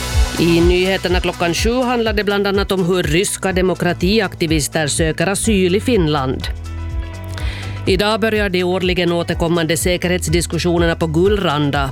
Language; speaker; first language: Swedish; native; Swedish